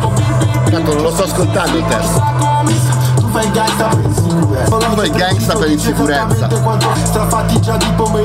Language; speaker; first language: Italian; native; Italian